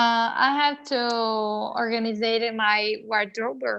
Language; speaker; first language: English; non-native, learner; Portuguese